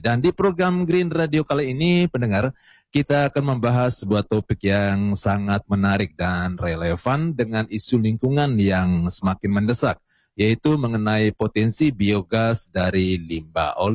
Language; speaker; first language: Indonesian; native; Indonesian